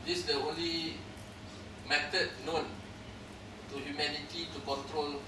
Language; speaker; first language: English; non-native, local second language; Malay